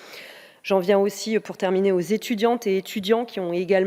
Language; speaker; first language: French; native; French